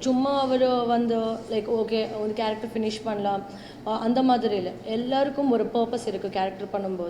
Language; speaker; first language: Tamil; non-native, learner; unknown